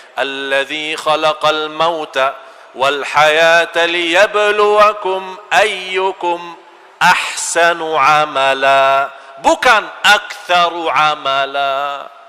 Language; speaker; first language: Malay; non-native, fluent; Arabic